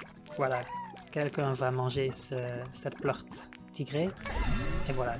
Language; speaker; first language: French; non-native, learner; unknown